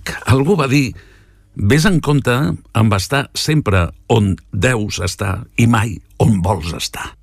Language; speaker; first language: Catalan; native; Catalan